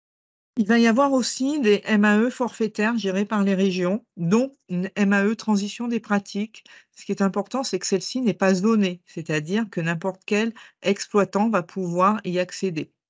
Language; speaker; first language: French; native; French